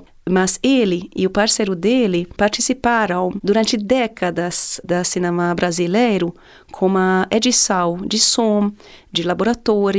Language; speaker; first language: Portuguese; non-native, fluent; Hungarian